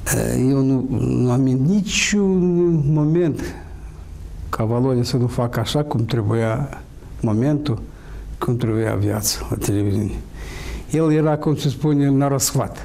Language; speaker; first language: Romanian; non-native, local second language; Russian